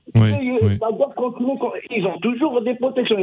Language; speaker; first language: French; non-native, local second language; Sango